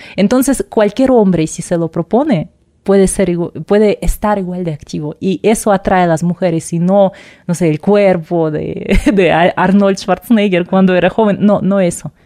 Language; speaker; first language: Spanish; non-native, fluent; Russian